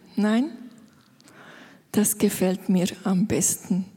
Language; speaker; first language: German; native; German